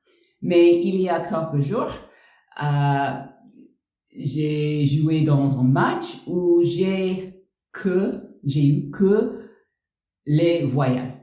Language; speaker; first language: French; non-native, learner; English